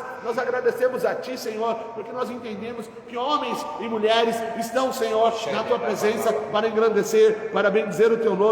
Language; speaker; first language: Portuguese; native; Portuguese